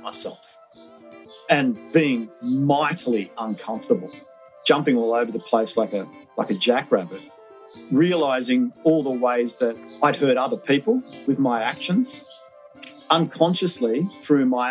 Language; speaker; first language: English; native; English